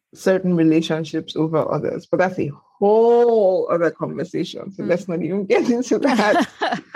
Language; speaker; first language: English; non-native, local second language; Yoruba